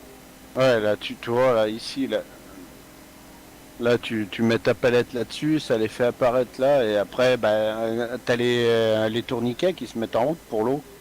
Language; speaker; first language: French; native; French